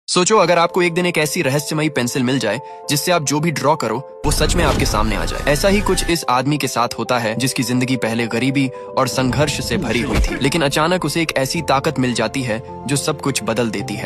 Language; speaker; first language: Hindi; native; Hindi